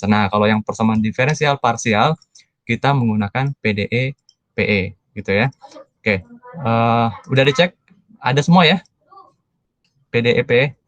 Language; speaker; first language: Indonesian; native; Indonesian